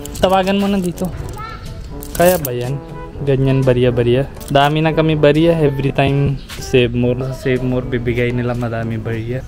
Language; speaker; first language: Filipino; non-native, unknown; Punjabi